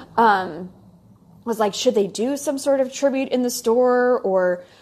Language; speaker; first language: English; native; English